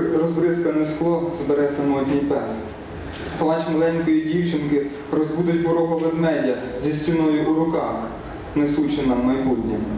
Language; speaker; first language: Ukrainian; native; Ukrainian